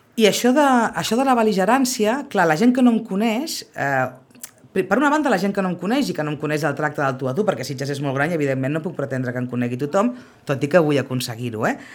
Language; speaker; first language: Catalan; native; Catalan